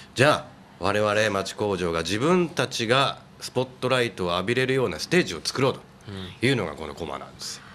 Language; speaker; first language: Japanese; native; Japanese